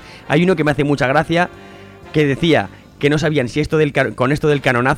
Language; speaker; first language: Spanish; native; Spanish